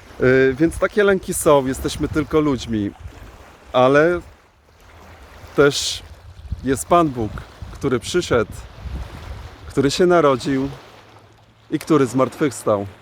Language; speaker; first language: Polish; native; Polish